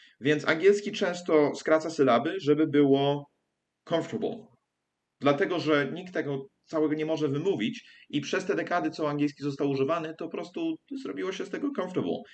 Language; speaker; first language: Polish; early bilingual, heritage; English